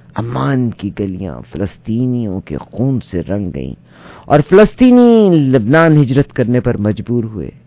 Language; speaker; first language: Urdu; native; Urdu